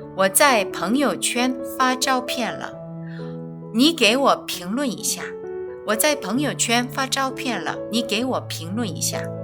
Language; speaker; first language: Chinese; non-native, fluent; Korean